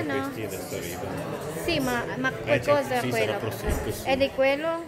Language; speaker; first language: Italian; non-native, learner; Filipino